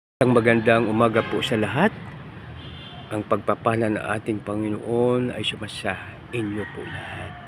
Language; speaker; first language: Filipino; non-native, local second language; Hiligaynon